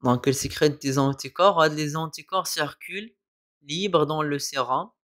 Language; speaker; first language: French; non-native, local second language; Arabic